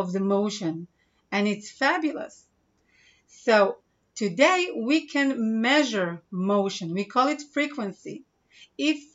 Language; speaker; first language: English; non-native, fluent; Hebrew